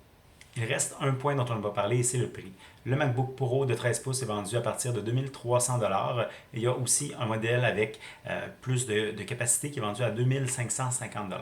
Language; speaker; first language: French; native; French